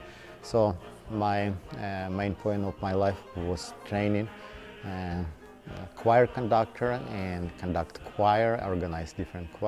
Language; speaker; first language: English; non-native, learner; Ukrainian